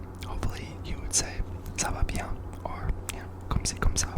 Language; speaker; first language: French; non-native, learner; English